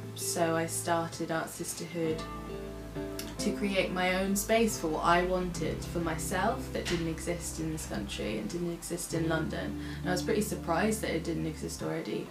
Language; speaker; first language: English; native; English